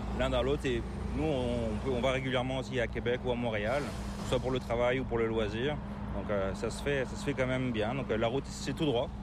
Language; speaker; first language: French; native; French